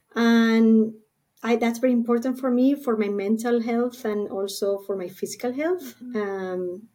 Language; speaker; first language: English; non-native, fluent; Spanish